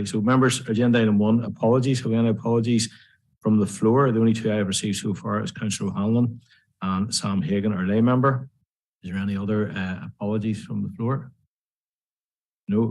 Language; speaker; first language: English; native; English